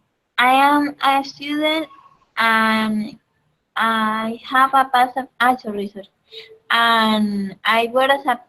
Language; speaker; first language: English; non-native, learner; Spanish